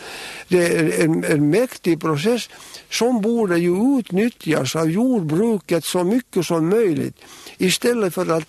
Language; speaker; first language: Swedish; native; Swedish